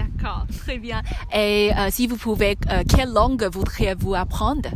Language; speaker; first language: French; non-native, learner; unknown